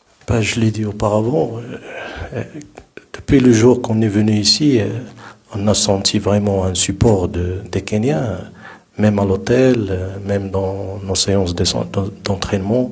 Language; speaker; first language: French; non-native, local second language; Arabic